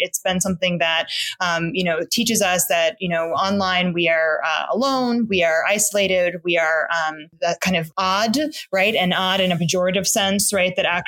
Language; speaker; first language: English; native; English